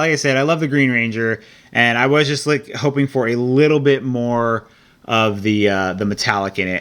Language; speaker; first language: English; native; English